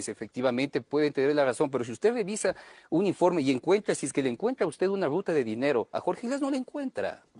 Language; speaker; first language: Spanish; native; Spanish